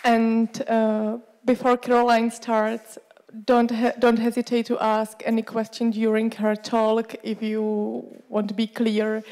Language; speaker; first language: English; non-native, fluent; Czech